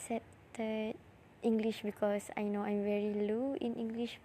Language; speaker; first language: English; non-native, learner; Malay